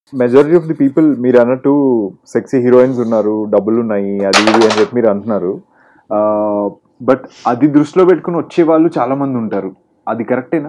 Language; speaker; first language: Telugu; native; Telugu